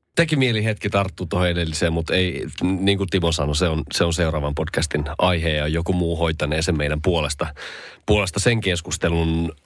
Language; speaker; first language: Finnish; early bilingual, other home language; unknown